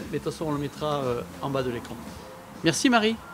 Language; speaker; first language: French; native; French